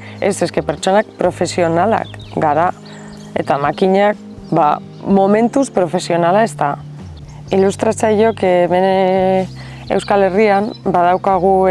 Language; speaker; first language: Basque; non-native, local second language; Spanish